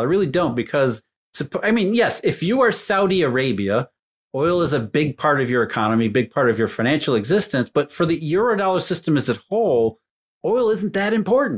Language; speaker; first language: English; native; English